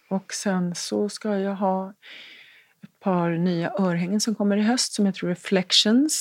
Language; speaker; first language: Swedish; native; Swedish